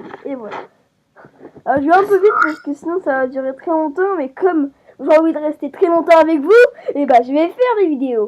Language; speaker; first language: French; native; French